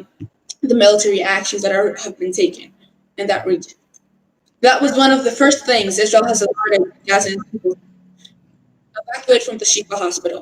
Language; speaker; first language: English; non-native, fluent; Hebrew